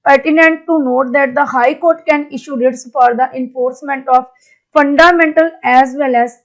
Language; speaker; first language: English; non-native, local second language; Punjabi